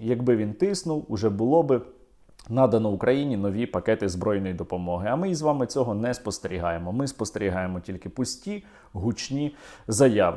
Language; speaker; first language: Ukrainian; native; Ukrainian